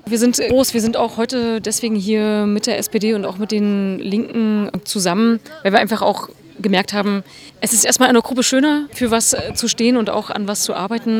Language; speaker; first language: German; native; German